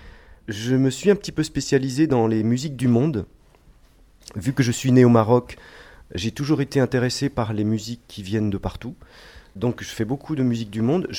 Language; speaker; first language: French; native; French